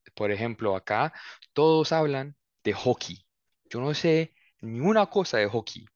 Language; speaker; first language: Spanish; early bilingual, heritage; Spanish